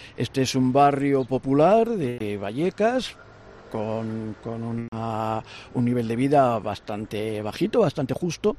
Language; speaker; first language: Spanish; native; Spanish